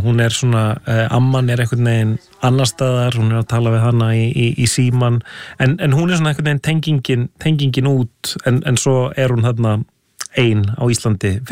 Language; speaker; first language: Icelandic; native; Icelandic